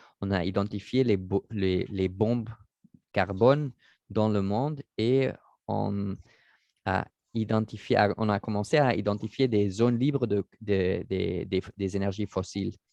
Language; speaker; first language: French; non-native, learner; German